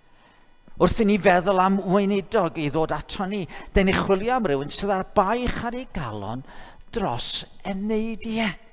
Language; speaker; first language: Welsh; native; Welsh